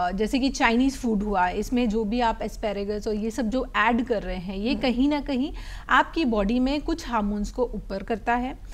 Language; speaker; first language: Hindi; native; Hindi